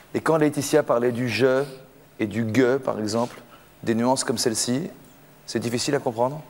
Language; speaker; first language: French; native; French